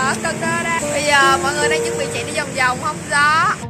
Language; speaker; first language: Vietnamese; native; Vietnamese